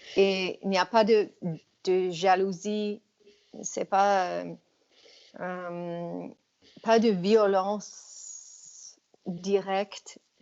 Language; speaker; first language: French; non-native, fluent; English